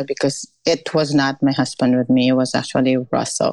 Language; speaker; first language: English; non-native, local second language; Filipino